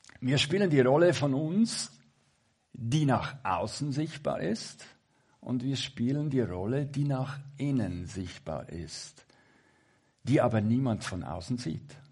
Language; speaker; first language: German; native; German